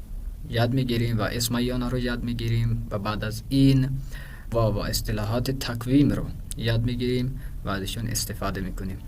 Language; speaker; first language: Persian; non-native, fluent; Urdu